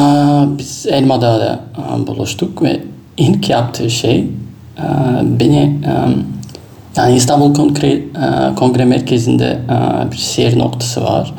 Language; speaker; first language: Turkish; non-native, fluent; Russian